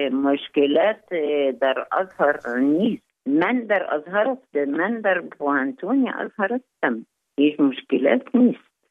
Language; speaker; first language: Persian; non-native, fluent; Arabic